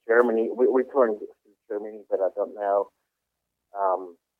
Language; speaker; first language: English; non-native, fluent; Swiss German